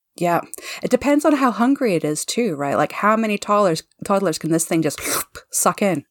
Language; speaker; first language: English; native; English